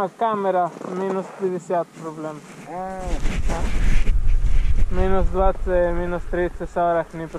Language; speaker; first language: Russian; non-native, learner; Italian